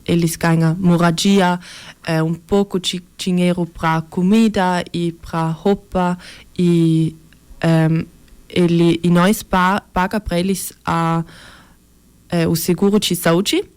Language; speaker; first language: Portuguese; early bilingual, heritage; Portuguese